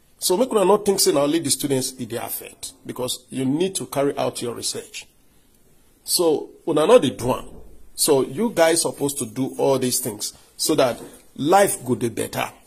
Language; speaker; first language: Nigerian Pidgin; non-native, local second language; Yoruba